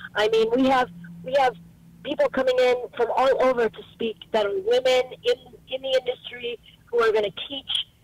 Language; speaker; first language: English; native; English